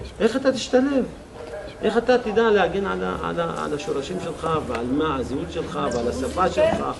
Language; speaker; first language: Hebrew; non-native, local second language; Arabic